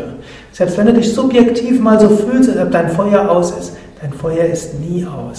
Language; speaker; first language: German; native; German